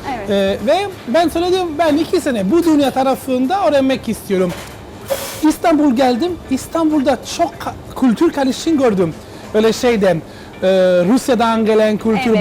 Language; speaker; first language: Turkish; non-native, learner; Italian